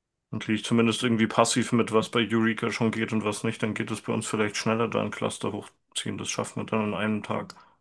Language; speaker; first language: German; native; German